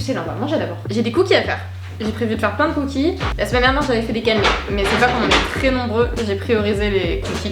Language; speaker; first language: French; native; French